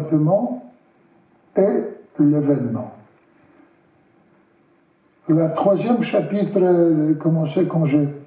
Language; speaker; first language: French; non-native, learner; Russian